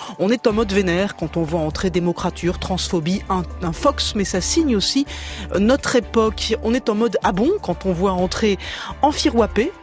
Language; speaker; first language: French; native; French